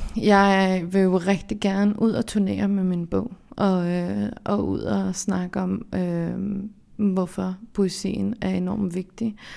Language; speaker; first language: Danish; early bilingual, other home language; Central Kurdish